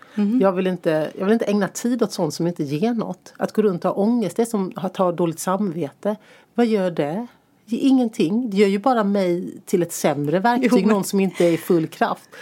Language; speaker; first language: Swedish; native; Swedish